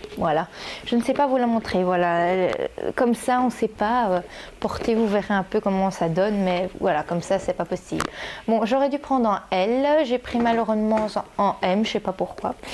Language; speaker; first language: French; native; French